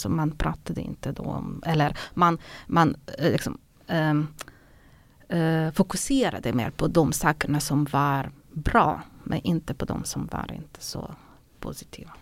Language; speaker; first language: Swedish; non-native, fluent; Ukrainian